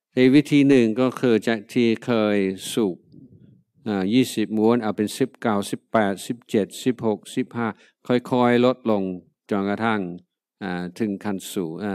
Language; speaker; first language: Thai; non-native, fluent; English